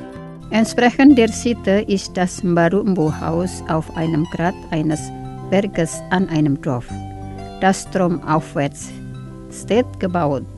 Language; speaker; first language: German; non-native, fluent; Indonesian